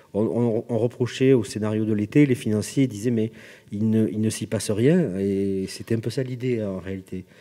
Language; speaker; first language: French; native; French